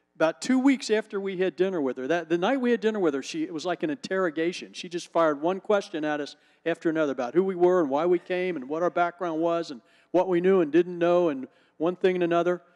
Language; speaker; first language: English; native; English